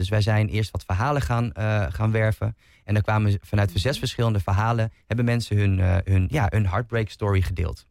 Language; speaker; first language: Dutch; native; Dutch